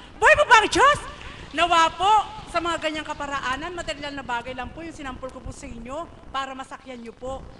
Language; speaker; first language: Filipino; native; Filipino